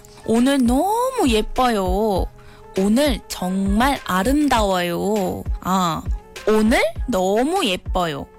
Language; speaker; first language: Korean; non-native, fluent; Malay